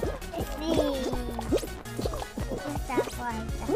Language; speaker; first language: Italian; early bilingual, heritage; Italian